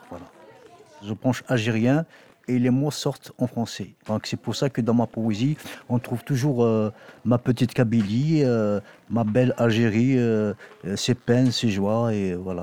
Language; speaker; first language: French; non-native, local second language; Kabyle